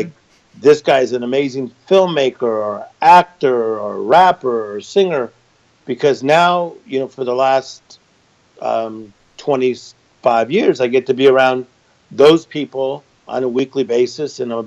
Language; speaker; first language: English; native; English